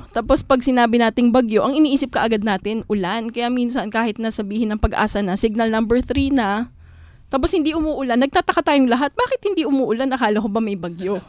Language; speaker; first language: Filipino; native; Filipino